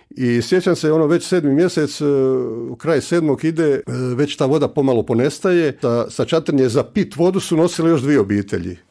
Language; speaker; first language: Croatian; native; Croatian